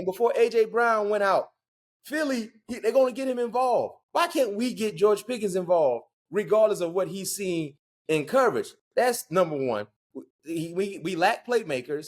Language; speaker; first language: English; native; English